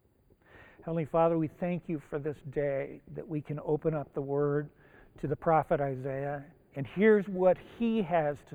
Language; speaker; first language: English; early bilingual, other home language; Japanese